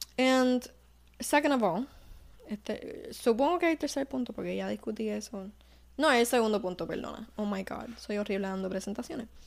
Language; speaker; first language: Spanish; early bilingual, heritage; Spanish